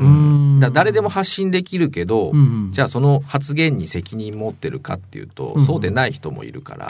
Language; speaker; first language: Japanese; native; Japanese